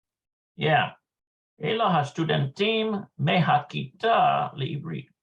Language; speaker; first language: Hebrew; non-native, learner; English